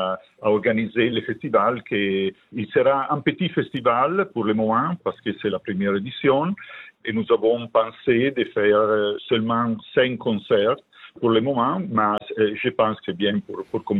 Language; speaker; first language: French; non-native, fluent; Italian